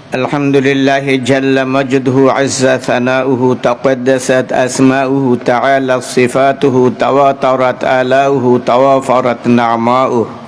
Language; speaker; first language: Arabic; non-native, fluent; Bangla